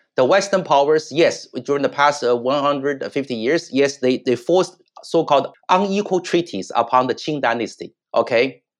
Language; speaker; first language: English; non-native, fluent; Chinese